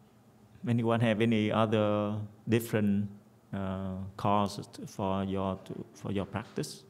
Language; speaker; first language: English; non-native, fluent; Vietnamese